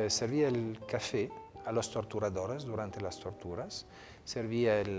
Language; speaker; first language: Spanish; non-native, fluent; Italian